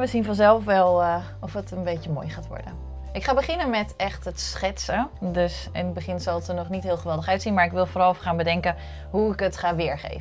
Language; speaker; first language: Dutch; native; Dutch